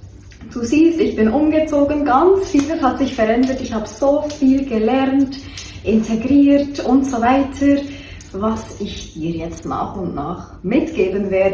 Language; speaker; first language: German; native; German